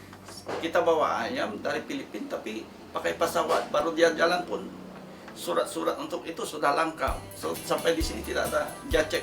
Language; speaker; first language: Indonesian; non-native, local second language; Tetum